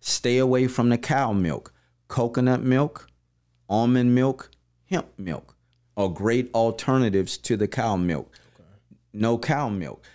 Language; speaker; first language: English; native; English